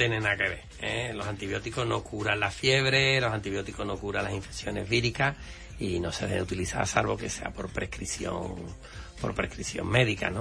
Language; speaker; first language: Spanish; native; Spanish